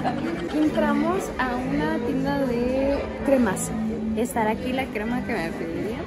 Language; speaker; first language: Spanish; native; Spanish